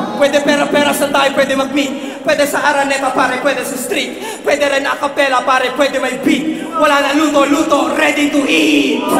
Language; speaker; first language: Filipino; native; Filipino